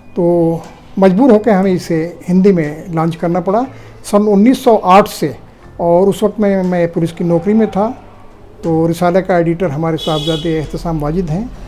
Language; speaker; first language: Urdu; native; Urdu